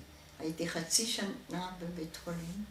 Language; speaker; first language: Hebrew; non-native, fluent; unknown